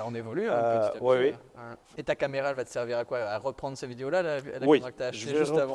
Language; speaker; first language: French; native; French